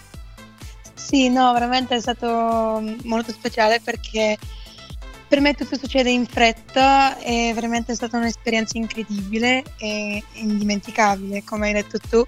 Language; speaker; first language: Italian; non-native, fluent; Bulgarian